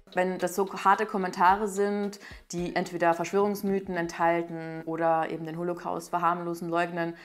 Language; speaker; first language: German; native; German